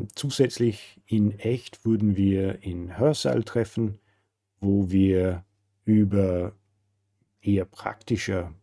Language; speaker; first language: German; non-native, fluent; English